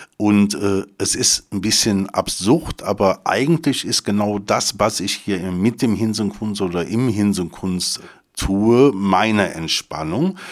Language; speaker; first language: German; native; German